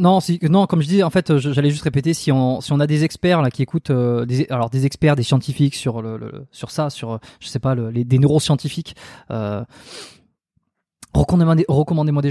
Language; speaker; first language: French; native; French